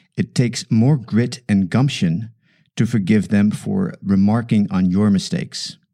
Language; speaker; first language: English; non-native, fluent; Dutch